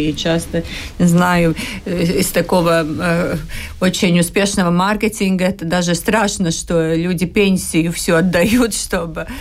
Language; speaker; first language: Russian; non-native, local second language; Latvian